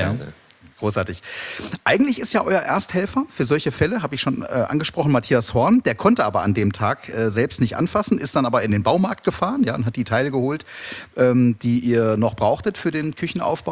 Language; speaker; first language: German; native; German